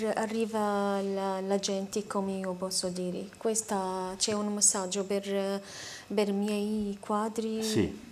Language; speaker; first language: Italian; non-native, learner; Arabic